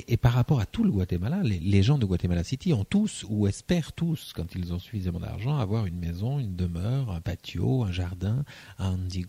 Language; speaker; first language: French; native; French